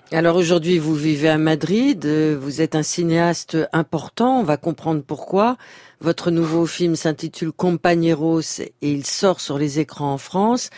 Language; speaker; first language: French; native; French